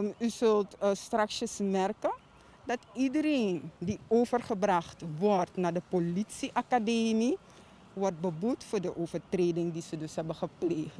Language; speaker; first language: Dutch; native; Dutch